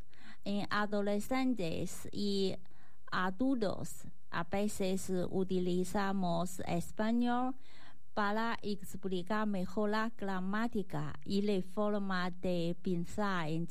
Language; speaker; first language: Spanish; non-native, learner; Chinese